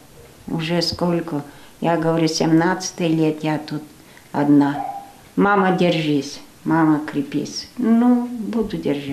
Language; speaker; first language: Russian; non-native, local second language; Albanian